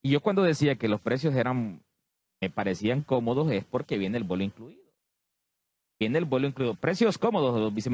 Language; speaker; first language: Spanish; native; Spanish